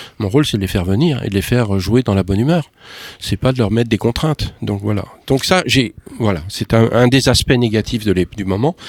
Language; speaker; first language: French; native; French